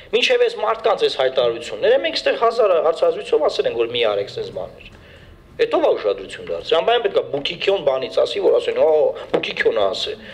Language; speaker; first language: Armenian; native; Armenian